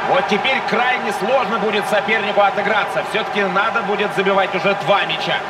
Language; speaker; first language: Russian; native; Russian